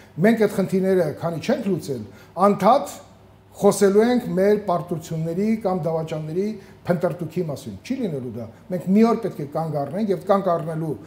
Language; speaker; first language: Armenian; native; Armenian